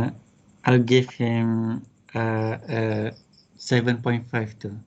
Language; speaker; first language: English; non-native, local second language; Malay